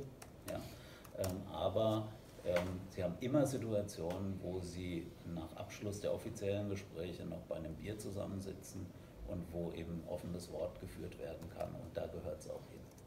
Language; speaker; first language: German; native; German